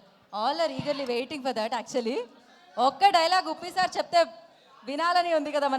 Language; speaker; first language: Telugu; native; Telugu